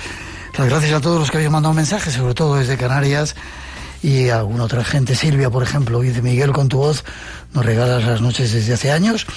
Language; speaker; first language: Spanish; native; Spanish